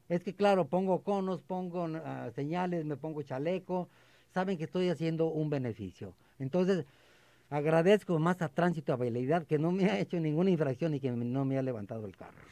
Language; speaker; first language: Spanish; native; Spanish